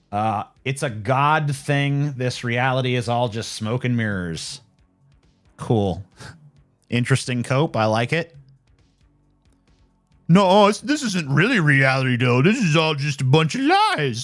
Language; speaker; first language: English; native; English